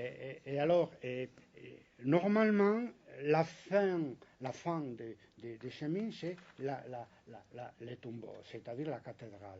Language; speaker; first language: French; non-native, fluent; Spanish